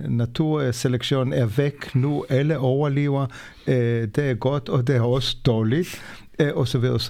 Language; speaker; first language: Danish; non-native, fluent; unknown